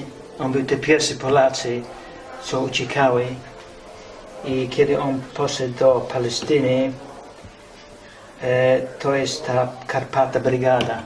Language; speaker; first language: Polish; early bilingual, heritage; English